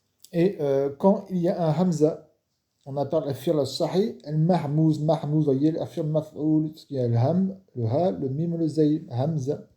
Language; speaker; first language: French; non-native, fluent; Arabic